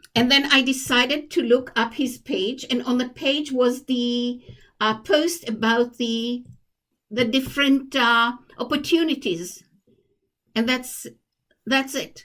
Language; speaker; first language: English; non-native, fluent; Hebrew